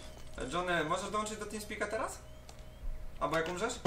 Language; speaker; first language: Polish; native; Polish